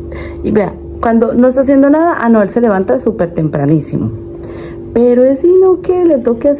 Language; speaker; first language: Spanish; native; Spanish